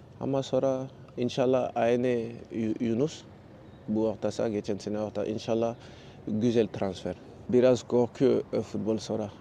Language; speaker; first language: Turkish; non-native, learner; French